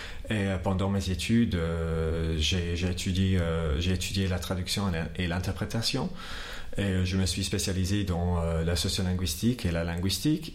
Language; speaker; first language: French; non-native, fluent; English